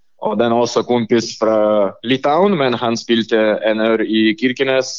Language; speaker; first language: Norwegian; non-native, learner; Lithuanian